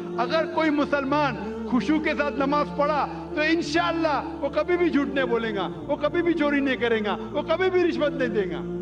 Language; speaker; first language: Urdu; non-native, local second language; English